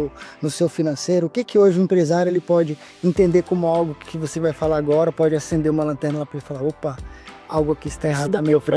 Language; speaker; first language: Portuguese; native; Portuguese